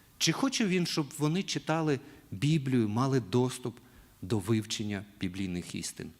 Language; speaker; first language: Ukrainian; native; Ukrainian